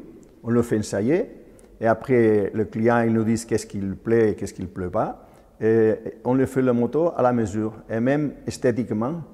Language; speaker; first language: French; non-native, fluent; Spanish